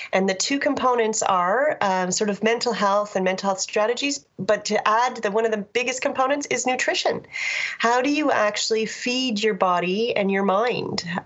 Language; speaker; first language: English; native; English